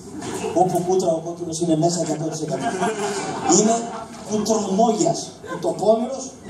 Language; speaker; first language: Greek; native; Greek